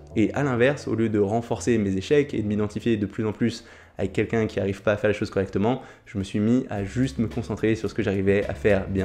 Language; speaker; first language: French; native; French